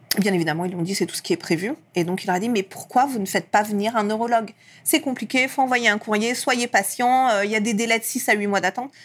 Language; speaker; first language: French; early bilingual, other home language; Persian